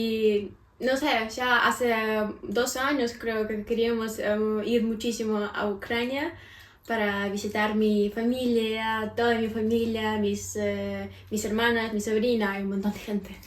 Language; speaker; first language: Spanish; non-native, fluent; Ukrainian